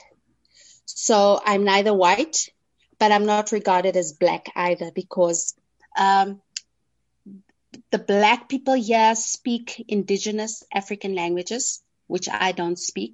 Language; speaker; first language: English; non-native, local second language; Afrikaans